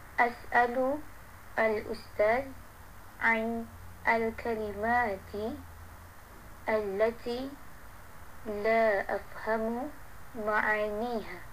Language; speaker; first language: Arabic; non-native, learner; Malay